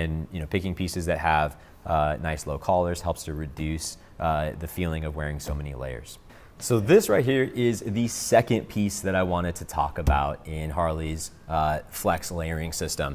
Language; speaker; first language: English; native; English